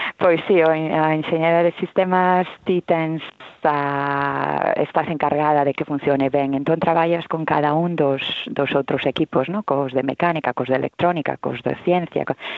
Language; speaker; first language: Galician; non-native, local second language; Spanish